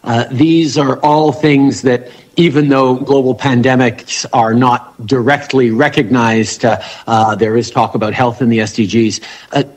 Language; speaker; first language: English; early bilingual, other home language; French